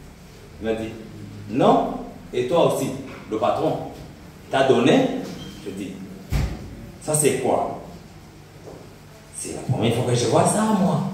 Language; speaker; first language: French; non-native, local second language; Rundi